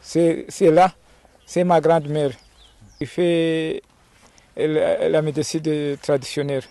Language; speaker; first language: French; non-native, local second language; Kinyarwanda